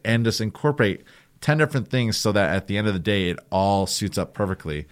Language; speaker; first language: English; native; English